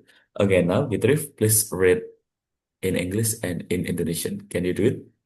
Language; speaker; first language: English; non-native, fluent; Indonesian